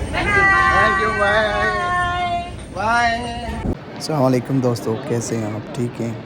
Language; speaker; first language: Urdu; non-native, local second language; Punjabi